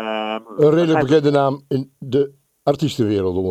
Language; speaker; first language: Dutch; native; Dutch